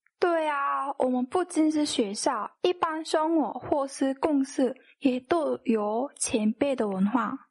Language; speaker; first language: Chinese; non-native, fluent; Korean